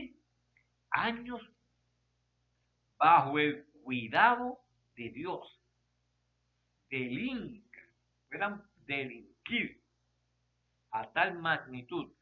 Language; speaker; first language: Spanish; native; Spanish